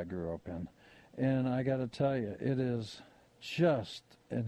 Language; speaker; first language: English; native; English